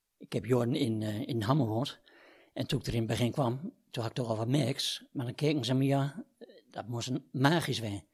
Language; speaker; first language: Dutch; native; Dutch